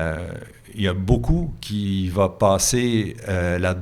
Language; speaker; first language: French; native; French